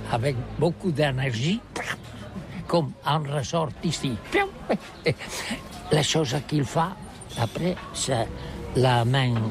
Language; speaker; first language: French; non-native, learner; Catalan